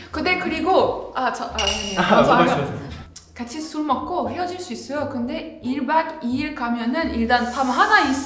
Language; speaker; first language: Korean; non-native, fluent; French